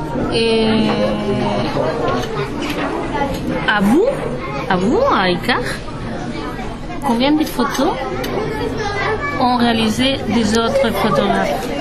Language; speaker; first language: French; non-native, learner; Spanish